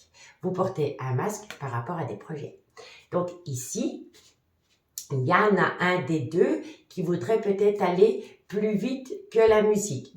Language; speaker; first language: French; native; French